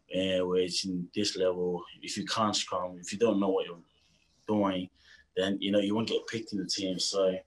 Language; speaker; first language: English; non-native, fluent; Tongan